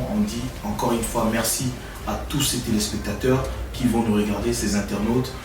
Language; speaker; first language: French; non-native, local second language; Lingala